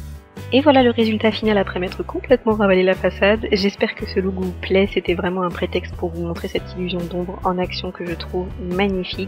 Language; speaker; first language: French; native; French